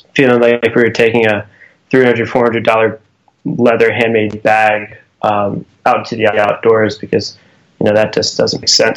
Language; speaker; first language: English; native; English